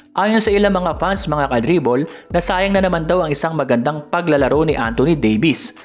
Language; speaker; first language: Filipino; native; Filipino